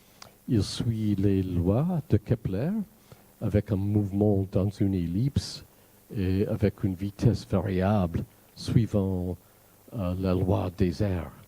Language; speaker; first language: French; non-native, fluent; English